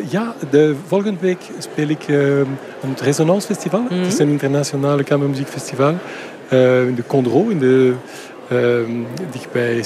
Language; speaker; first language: Dutch; non-native, local second language; French